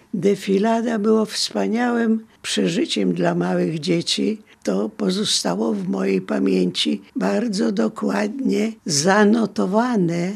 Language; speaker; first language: Polish; native; Polish